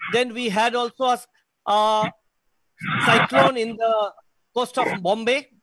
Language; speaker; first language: English; non-native, local second language; Bangla